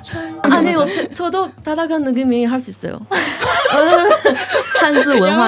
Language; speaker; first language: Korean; non-native, learner; Chinese